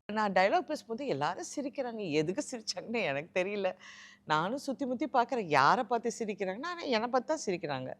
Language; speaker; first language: Tamil; native; Tamil